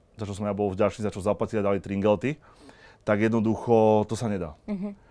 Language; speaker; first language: Slovak; native; Slovak